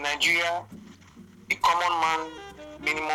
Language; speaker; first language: English; non-native, local second language; Igbo